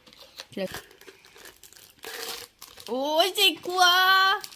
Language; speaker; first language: French; native; French